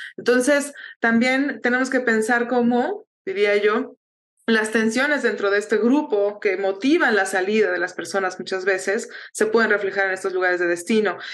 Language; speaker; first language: Spanish; native; Spanish